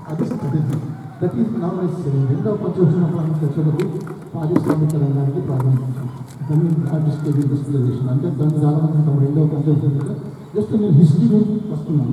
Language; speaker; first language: Telugu; non-native, local second language; Urdu